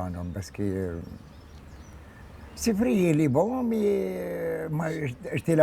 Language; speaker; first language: French; non-native, learner; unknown